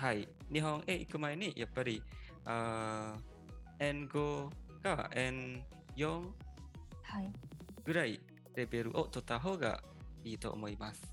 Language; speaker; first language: Japanese; non-native, fluent; Indonesian